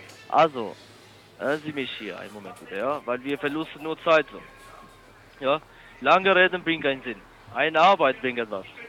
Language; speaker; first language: German; non-native, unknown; Italian